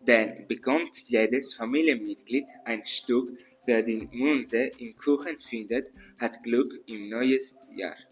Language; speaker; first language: German; non-native, learner; Greek